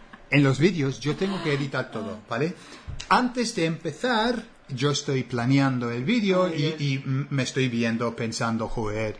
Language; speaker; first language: Spanish; non-native, fluent; English